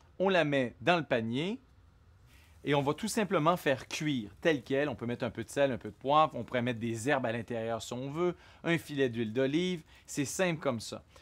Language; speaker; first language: French; native; French